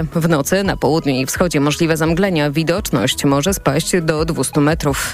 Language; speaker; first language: Polish; native; Polish